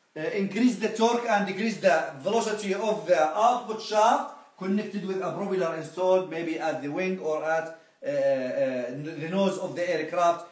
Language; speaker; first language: English; non-native, fluent; Arabic